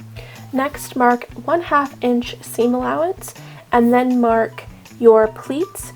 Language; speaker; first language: English; native; English